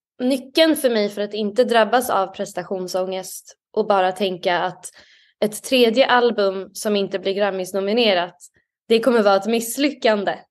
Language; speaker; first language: Swedish; native; Swedish